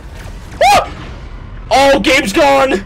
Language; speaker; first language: English; native; English